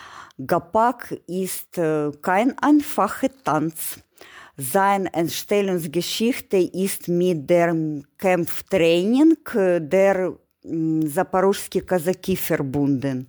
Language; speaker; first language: German; non-native, learner; Ukrainian